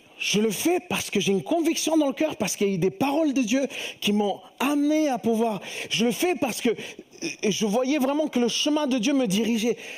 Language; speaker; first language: French; early bilingual, other home language; Spanish